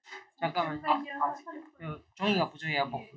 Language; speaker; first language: Korean; native; Korean